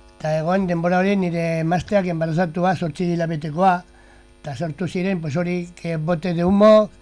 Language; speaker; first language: Basque; non-native, local second language; Spanish